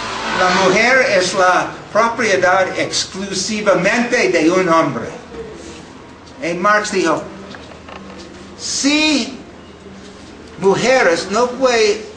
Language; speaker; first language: Spanish; non-native, fluent; English